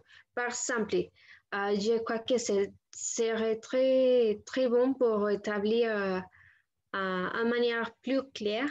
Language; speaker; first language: French; non-native, learner; Spanish